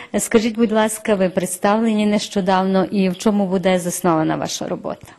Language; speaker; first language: Ukrainian; early bilingual, heritage; Ukrainian